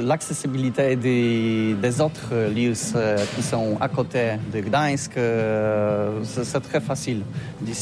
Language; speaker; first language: French; non-native, learner; Polish